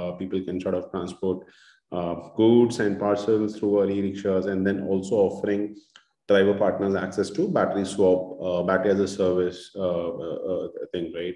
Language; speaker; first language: English; non-native, local second language; Hindi